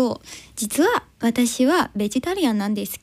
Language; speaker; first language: Japanese; non-native, learner; English